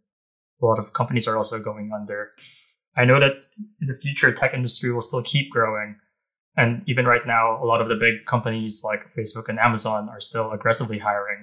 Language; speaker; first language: English; non-native, local second language; Filipino